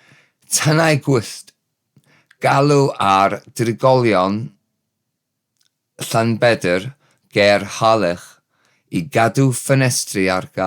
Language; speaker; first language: Welsh; non-native, learner; English